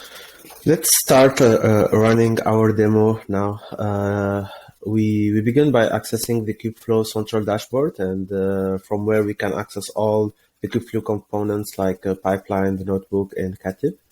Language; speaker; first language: English; non-native, fluent; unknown